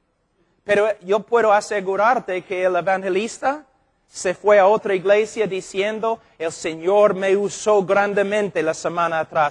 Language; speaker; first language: Spanish; non-native, fluent; English